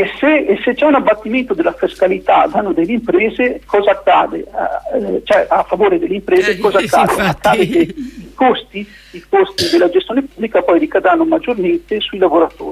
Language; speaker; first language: Italian; native; Italian